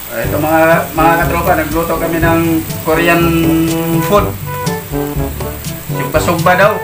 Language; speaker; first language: Filipino; non-native, local second language; Cebuano